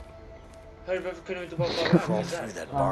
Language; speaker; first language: Swedish; native; Swedish